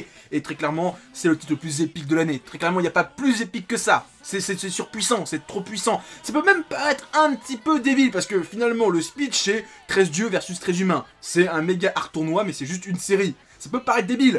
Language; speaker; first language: French; native; French